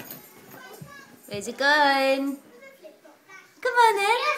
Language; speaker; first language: English; native; English